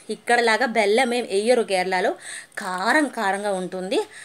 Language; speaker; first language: Telugu; non-native, learner; Malayalam